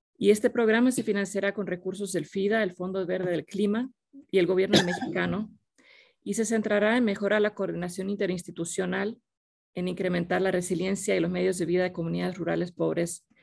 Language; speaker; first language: Spanish; non-native, fluent; Finnish